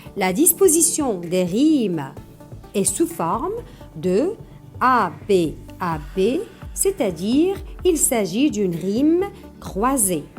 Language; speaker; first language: French; non-native, local second language; Arabic